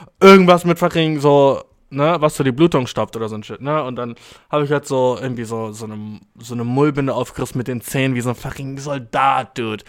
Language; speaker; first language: German; early bilingual, other home language; Albanian